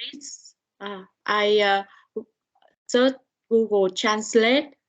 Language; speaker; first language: English; non-native, learner; Vietnamese